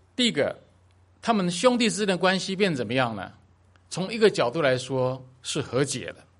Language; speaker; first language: Chinese; native; Chinese